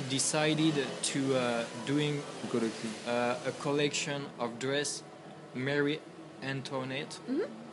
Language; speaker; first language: English; non-native, learner; French